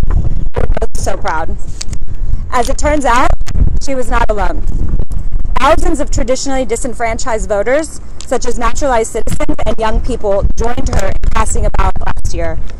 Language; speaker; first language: English; early bilingual, other home language; Spanish